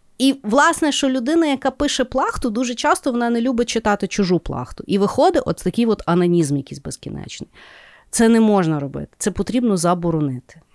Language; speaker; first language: Ukrainian; native; Ukrainian